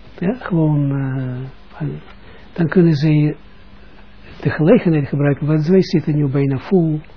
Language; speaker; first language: Dutch; non-native, fluent; Russian